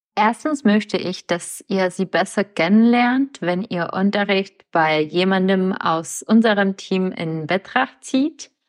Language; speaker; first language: German; non-native, fluent; Czech